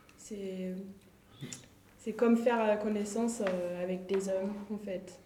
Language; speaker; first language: French; native; French